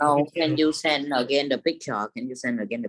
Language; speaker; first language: English; non-native, learner; Vietnamese